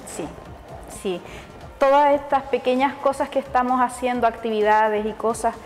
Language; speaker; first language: Spanish; native; Spanish